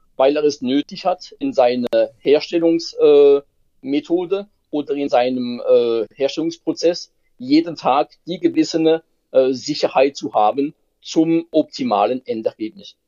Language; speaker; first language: German; non-native, fluent; French